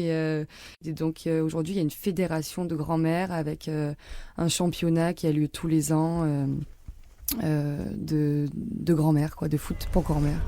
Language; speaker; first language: French; native; French